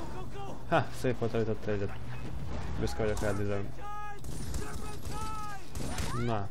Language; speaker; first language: Hungarian; native; Hungarian